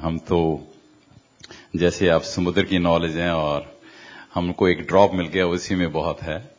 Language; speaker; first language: Hindi; non-native, local second language; Punjabi